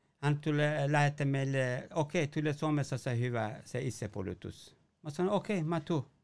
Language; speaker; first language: Finnish; non-native, learner; Persian